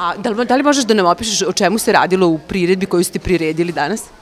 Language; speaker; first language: Croatian; native; Croatian